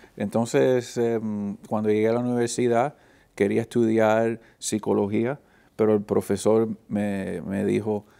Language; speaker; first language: Spanish; early bilingual, heritage; Spanish